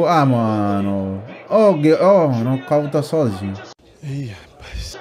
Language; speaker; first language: Portuguese; native; Portuguese